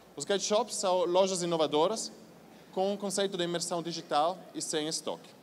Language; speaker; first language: Portuguese; non-native, fluent; Italian